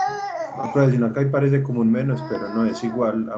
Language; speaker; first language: Spanish; native; Spanish